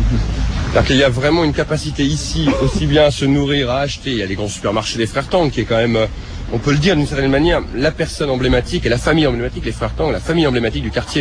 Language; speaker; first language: French; native; French